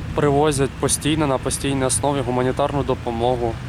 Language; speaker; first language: Ukrainian; native; Ukrainian